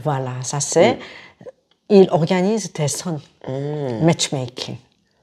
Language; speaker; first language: French; non-native, fluent; Korean